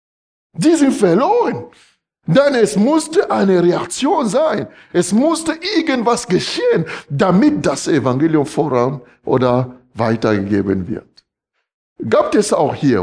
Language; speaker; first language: German; non-native, fluent; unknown